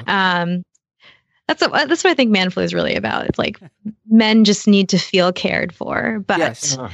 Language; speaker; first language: English; early bilingual, other home language; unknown